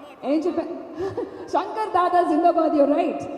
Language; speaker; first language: Telugu; non-native, fluent; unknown